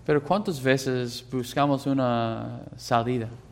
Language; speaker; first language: Spanish; non-native, fluent; English